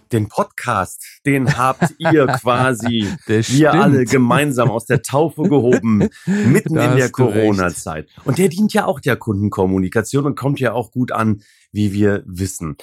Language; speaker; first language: German; native; German